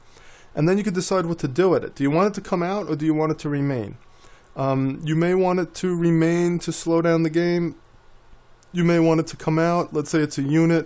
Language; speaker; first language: English; native; English